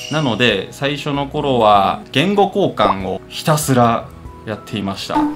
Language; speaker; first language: Japanese; native; Japanese